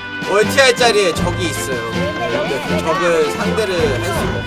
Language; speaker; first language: Korean; native; Korean